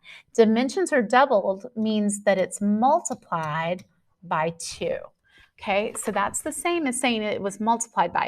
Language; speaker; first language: English; native; English